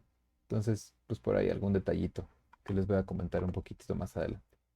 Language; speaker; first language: Spanish; native; Spanish